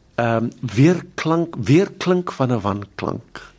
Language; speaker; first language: Afrikaans; native; Afrikaans